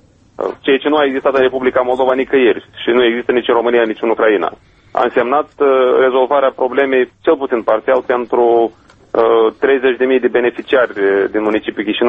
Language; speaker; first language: Romanian; native; Romanian